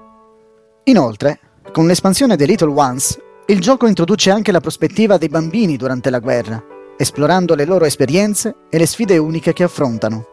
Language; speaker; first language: Italian; native; Italian